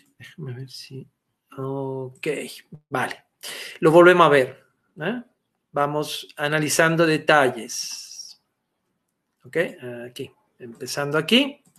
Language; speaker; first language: Spanish; non-native, fluent; Italian